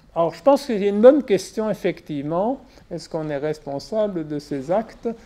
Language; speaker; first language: French; native; French